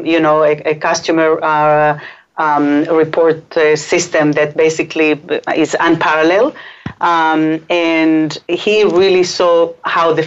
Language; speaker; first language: English; non-native, fluent; Hebrew